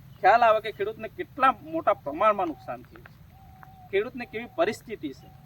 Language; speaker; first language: Gujarati; native; Gujarati